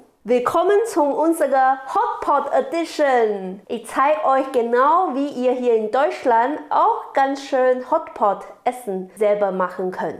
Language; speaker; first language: German; non-native, learner; Chinese